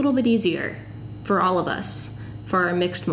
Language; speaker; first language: English; native; English